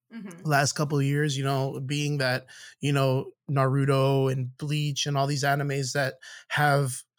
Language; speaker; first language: English; native; English